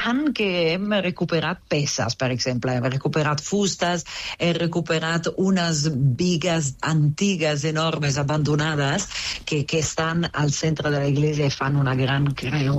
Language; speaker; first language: Catalan; non-native, fluent; Italian